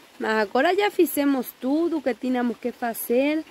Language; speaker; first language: Portuguese; non-native, fluent; Spanish